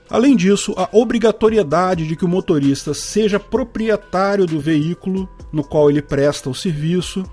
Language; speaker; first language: Portuguese; native; Portuguese